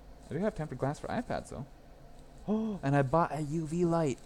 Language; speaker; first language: English; native; English